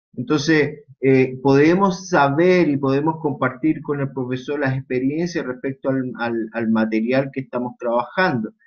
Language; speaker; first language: Spanish; native; Spanish